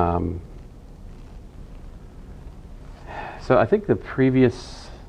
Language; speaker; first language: English; native; English